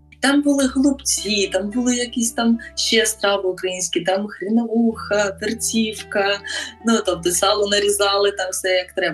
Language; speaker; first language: Ukrainian; native; Ukrainian